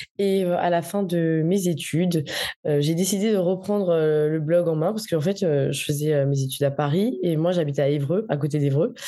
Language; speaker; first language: French; non-native, local second language; Morisyen